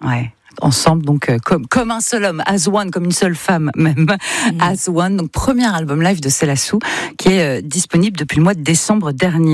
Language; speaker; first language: French; native; French